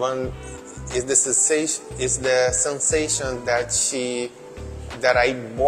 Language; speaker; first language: English; non-native, learner; Portuguese